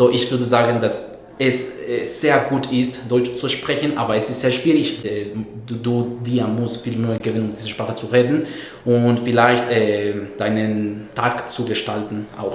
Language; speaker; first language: German; non-native, fluent; Spanish